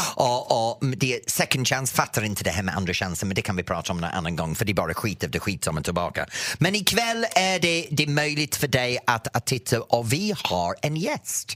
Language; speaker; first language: Swedish; non-native, fluent; English